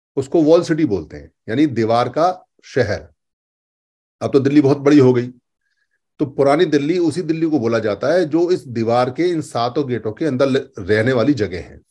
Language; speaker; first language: Hindi; native; Hindi